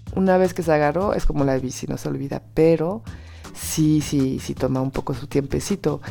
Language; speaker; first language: Spanish; non-native, fluent; French